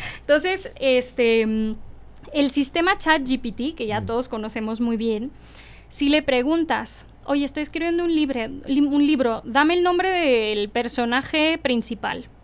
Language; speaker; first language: Spanish; early bilingual, heritage; Spanish